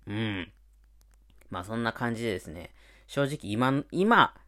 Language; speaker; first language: Japanese; native; Japanese